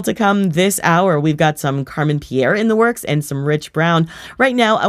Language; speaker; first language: English; native; English